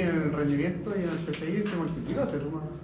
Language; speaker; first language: Spanish; native; Spanish